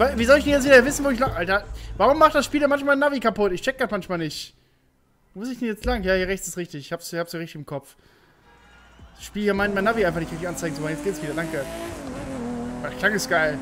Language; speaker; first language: German; native; German